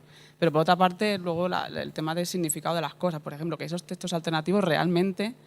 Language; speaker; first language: Spanish; native; Spanish